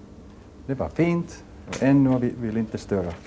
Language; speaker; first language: Swedish; non-native, local second language; Finnish